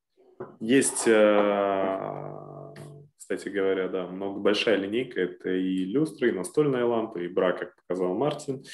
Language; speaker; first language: Russian; native; Russian